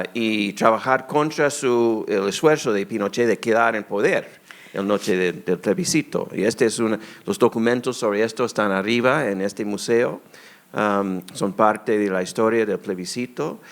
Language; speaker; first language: Spanish; non-native, fluent; English